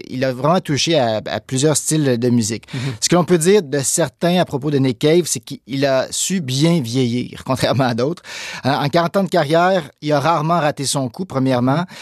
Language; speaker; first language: French; native; French